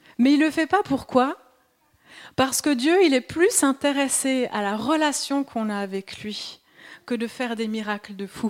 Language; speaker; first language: French; native; French